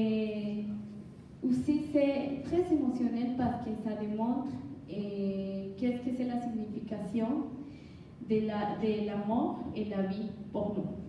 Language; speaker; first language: French; non-native, learner; Spanish